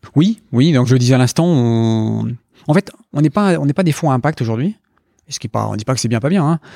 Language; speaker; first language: French; native; French